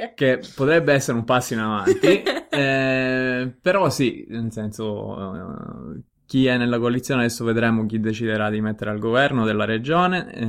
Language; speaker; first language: Italian; native; Italian